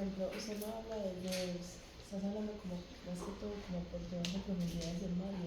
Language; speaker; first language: Spanish; native; Spanish